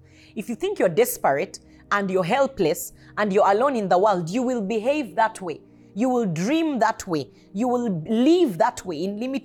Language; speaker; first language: English; non-native, local second language; Ganda